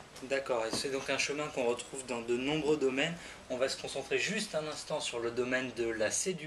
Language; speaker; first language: French; native; French